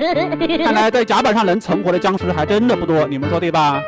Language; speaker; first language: Chinese; native; Chinese